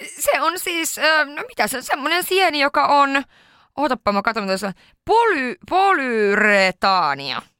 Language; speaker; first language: Finnish; early bilingual, heritage; Finnish